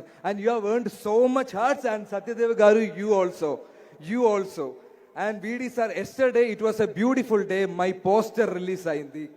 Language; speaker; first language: Telugu; non-native, learner; Malayalam